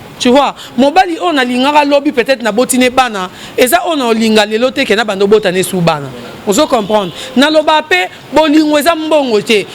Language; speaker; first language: Lingala; non-native, local second language; Luba-Lulua